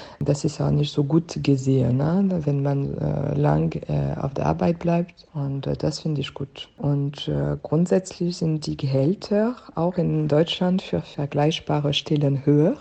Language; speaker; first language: German; non-native, fluent; French